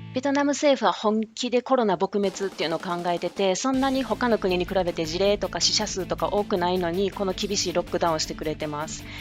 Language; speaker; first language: Japanese; native; Japanese